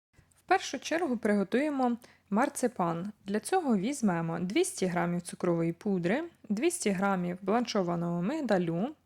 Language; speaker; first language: Ukrainian; native; Ukrainian